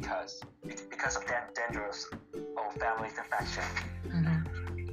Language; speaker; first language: English; non-native, learner; Korean